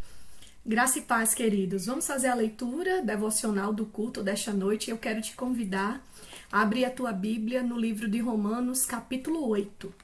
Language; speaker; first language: Portuguese; native; Portuguese